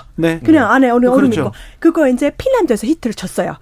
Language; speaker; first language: Korean; non-native, fluent; Finnish